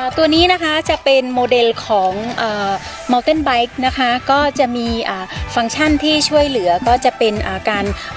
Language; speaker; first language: Thai; native; Thai